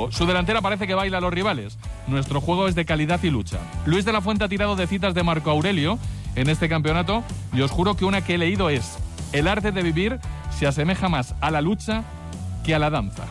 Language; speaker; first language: Spanish; native; Spanish